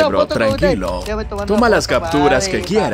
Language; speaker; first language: Spanish; native; Spanish